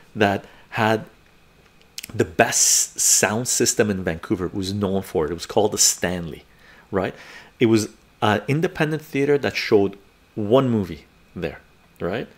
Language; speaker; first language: English; early bilingual, other home language; Persian